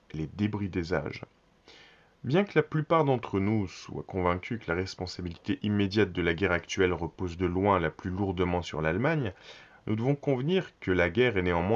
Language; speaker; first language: French; native; French